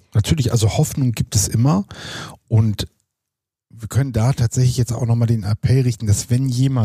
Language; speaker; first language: German; native; German